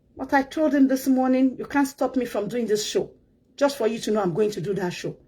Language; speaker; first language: English; non-native, local second language; Yoruba